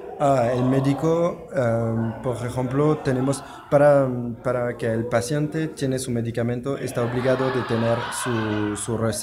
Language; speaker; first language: Spanish; non-native, learner; French